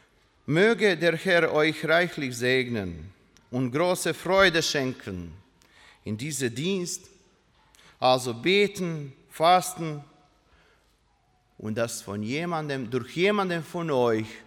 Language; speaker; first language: German; non-native, learner; Croatian